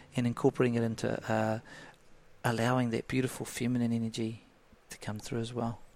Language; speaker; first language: English; native; English